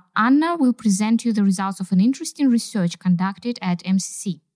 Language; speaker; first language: English; non-native, fluent; Kazakh